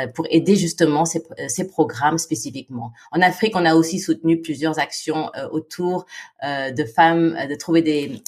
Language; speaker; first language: French; non-native, fluent; Filipino